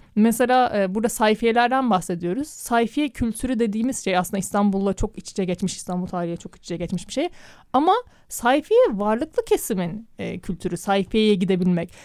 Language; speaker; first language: Turkish; native; Turkish